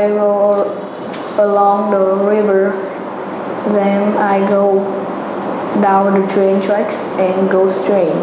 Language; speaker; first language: English; non-native, learner; Vietnamese